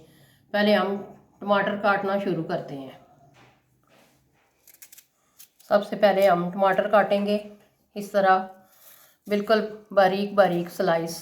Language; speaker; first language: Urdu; non-native, local second language; Punjabi